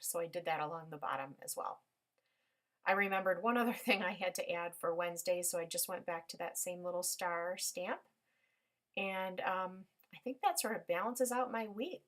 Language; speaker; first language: English; native; English